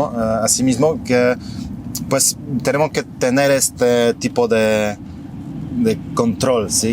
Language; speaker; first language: Spanish; non-native, fluent; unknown